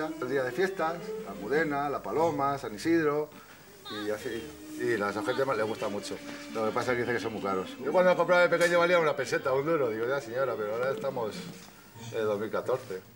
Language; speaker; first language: Spanish; native; Spanish